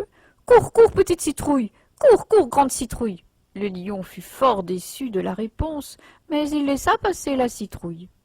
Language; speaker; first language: French; native; French